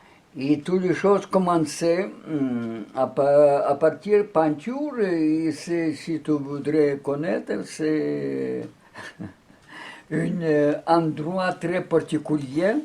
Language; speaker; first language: French; non-native, learner; Russian